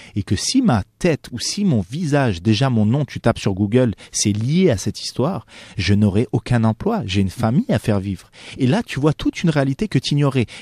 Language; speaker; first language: French; non-native, local second language; Arabic